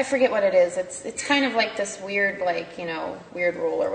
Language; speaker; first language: English; native; English